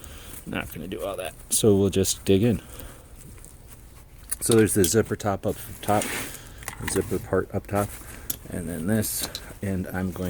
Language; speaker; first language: English; native; English